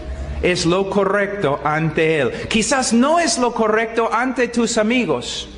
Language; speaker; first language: Spanish; non-native, fluent; English